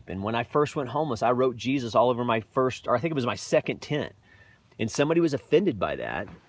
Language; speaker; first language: English; native; English